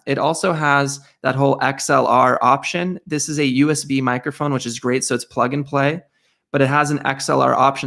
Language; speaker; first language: English; native; English